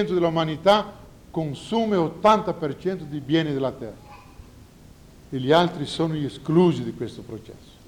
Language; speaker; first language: Italian; non-native, fluent; Portuguese